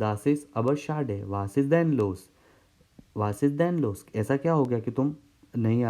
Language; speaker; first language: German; non-native, learner; Hindi